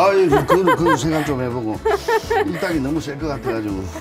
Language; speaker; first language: Korean; native; Korean